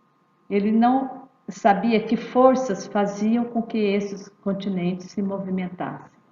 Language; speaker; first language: Portuguese; native; Portuguese